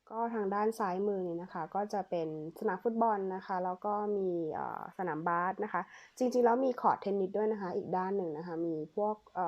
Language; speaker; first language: Thai; native; Thai